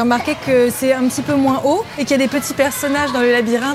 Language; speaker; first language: French; native; French